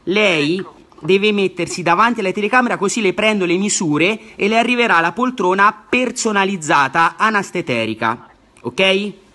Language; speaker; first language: Italian; native; Italian